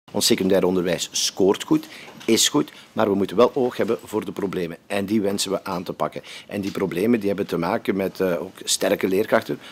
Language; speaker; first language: Dutch; native; Dutch